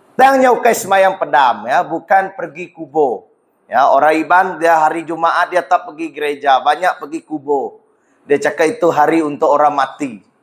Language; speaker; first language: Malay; non-native, local second language; Iban